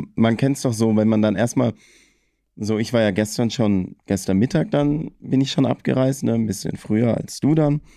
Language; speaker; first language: German; native; German